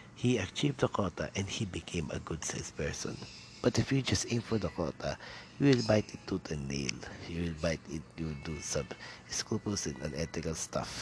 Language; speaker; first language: English; non-native, local second language; Filipino